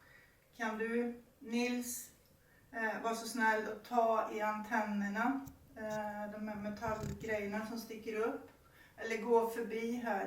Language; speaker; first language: Swedish; native; Swedish